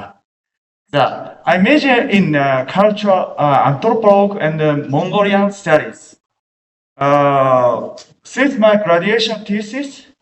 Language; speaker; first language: English; non-native, fluent; Japanese